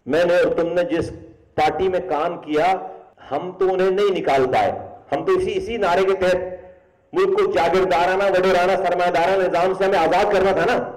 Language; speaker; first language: Urdu; native; Urdu